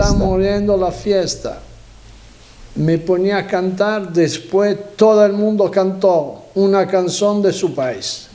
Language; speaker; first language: Spanish; non-native, learner; Italian